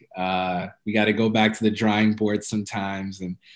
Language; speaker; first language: English; early bilingual, other home language; Amharic